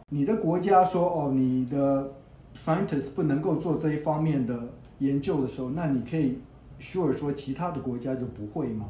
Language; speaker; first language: Chinese; native; Chinese